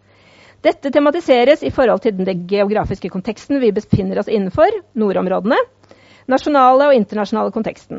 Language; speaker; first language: Norwegian; native; Norwegian